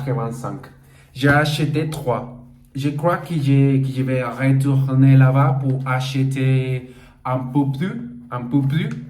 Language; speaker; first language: French; non-native, learner; Portuguese